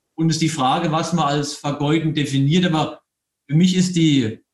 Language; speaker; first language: German; native; German